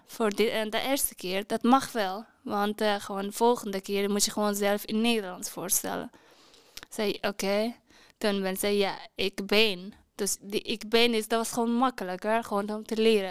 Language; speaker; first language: Dutch; non-native, learner; Persian